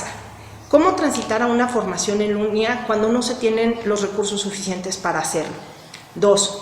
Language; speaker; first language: Spanish; native; Spanish